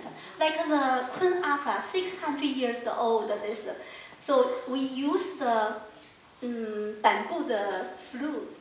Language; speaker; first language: English; non-native, learner; Chinese